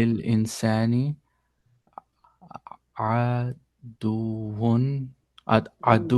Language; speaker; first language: Arabic; non-native, learner; English